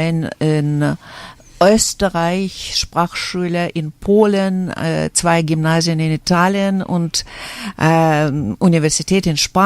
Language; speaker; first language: German; non-native, fluent; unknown